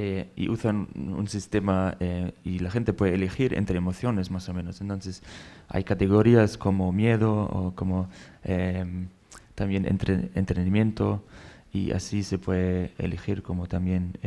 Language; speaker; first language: Spanish; non-native, fluent; German